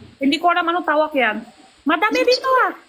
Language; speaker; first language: Filipino; non-native, learner; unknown